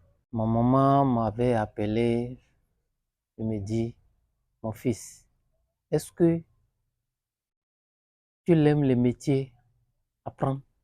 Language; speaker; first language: French; non-native, learner; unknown